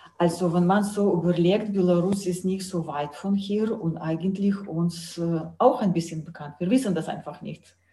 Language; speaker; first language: German; non-native, fluent; Russian